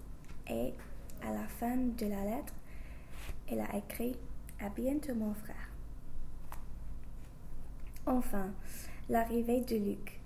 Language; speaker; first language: French; non-native, fluent; English